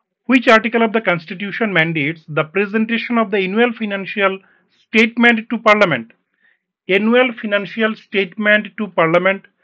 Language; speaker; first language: English; non-native, local second language; Bangla